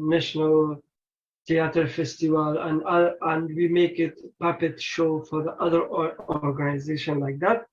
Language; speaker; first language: English; non-native, learner; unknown